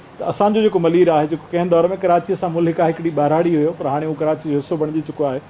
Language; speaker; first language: Sindhi; native; Sindhi